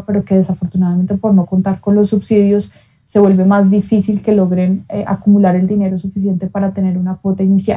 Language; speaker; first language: Spanish; native; Spanish